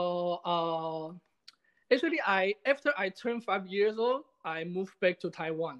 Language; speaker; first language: English; non-native, fluent; Chinese